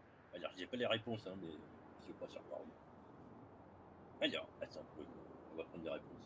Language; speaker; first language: French; native; French